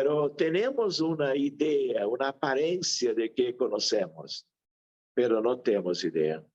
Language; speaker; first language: Spanish; non-native, fluent; Portuguese